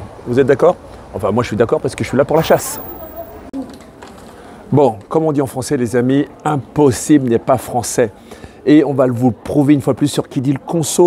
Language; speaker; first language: French; native; French